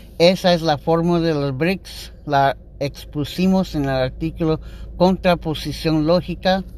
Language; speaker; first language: Spanish; non-native, learner; English